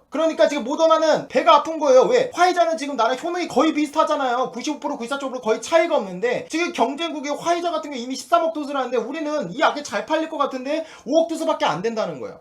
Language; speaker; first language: Korean; native; Korean